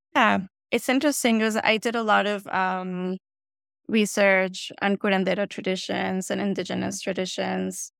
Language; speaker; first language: English; non-native, fluent; Spanish